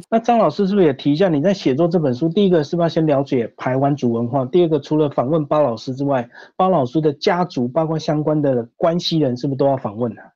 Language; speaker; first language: Chinese; native; Chinese